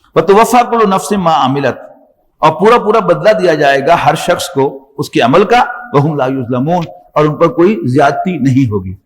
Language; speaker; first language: Urdu; non-native, local second language; Punjabi